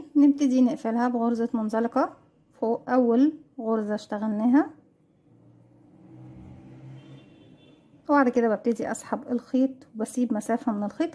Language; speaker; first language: Arabic; native; Arabic